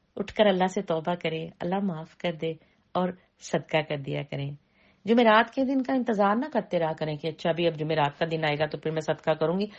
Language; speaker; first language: Urdu; native; Urdu